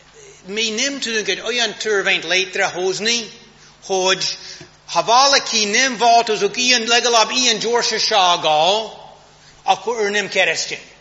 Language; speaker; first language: Hungarian; non-native, fluent; English